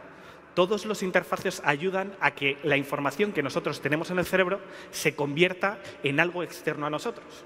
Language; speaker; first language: Spanish; native; Spanish